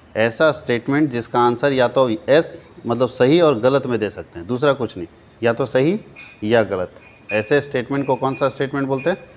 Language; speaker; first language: Hindi; native; Hindi